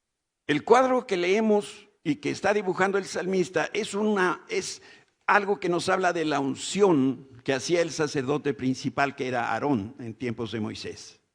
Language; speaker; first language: Spanish; native; Spanish